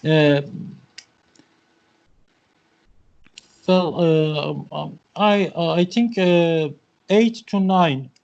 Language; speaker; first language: English; non-native, learner; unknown